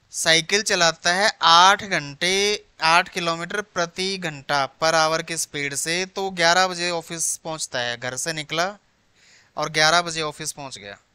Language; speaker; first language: Hindi; non-native, local second language; Punjabi